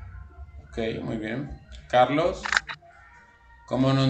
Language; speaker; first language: French; non-native, fluent; Spanish